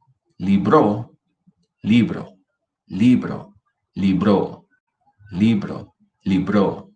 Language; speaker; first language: Spanish; non-native, fluent; English